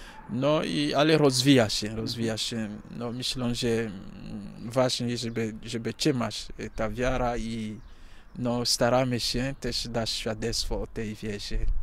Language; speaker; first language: Polish; non-native, fluent; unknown